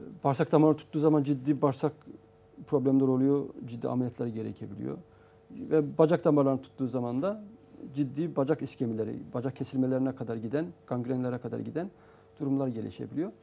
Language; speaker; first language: Turkish; native; Turkish